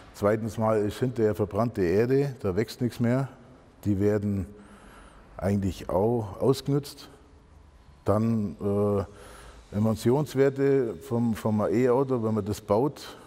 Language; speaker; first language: German; native; German